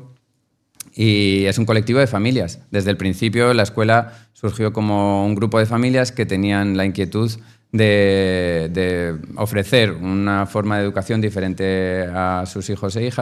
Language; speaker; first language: Spanish; native; Spanish